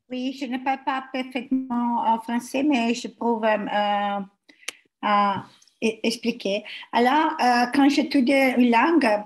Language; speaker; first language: French; non-native, learner; Italian